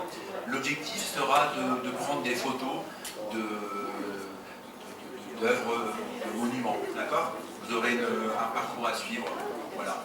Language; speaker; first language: French; native; French